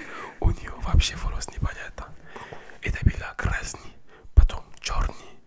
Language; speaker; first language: Russian; non-native, learner; French